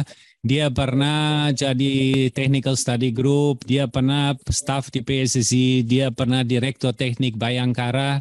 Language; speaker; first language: Indonesian; non-native, fluent; German